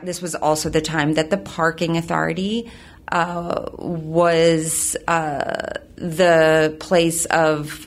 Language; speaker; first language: English; native; English